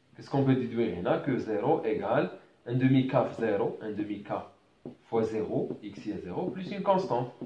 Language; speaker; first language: French; non-native, local second language; Arabic